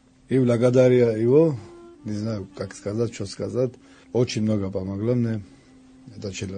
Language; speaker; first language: Russian; non-native, fluent; Georgian